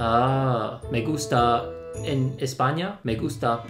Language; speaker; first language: Spanish; non-native, learner; English